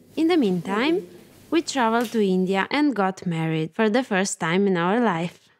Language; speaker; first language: English; non-native, fluent; Romanian